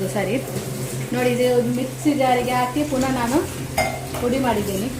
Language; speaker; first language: Kannada; non-native, local second language; Tulu